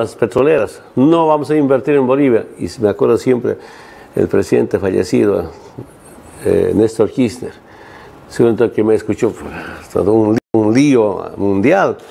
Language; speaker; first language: Spanish; non-native, local second language; Aymara